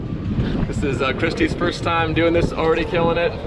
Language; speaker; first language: English; native; English